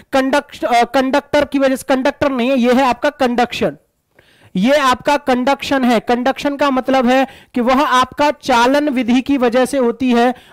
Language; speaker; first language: Hindi; native; Hindi